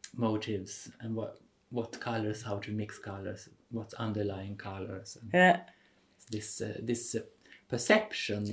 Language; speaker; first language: English; non-native, fluent; Swedish